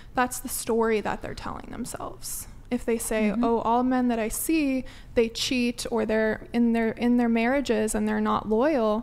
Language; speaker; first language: English; native; English